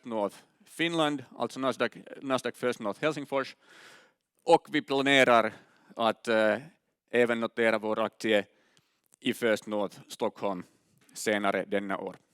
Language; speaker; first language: Swedish; non-native, learner; Finnish